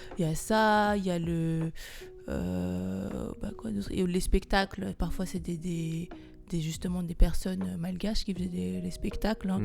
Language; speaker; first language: French; non-native, local second language; Malagasy